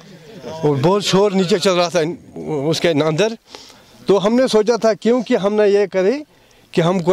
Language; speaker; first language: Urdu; non-native, local second language; Kashmiri